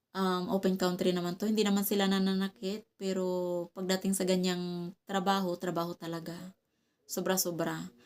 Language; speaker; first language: Filipino; non-native, local second language; Cebuano